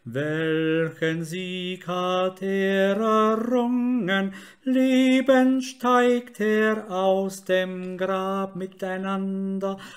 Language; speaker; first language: German; native; German